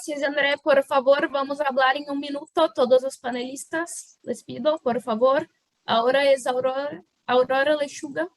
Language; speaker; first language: Spanish; non-native, fluent; Portuguese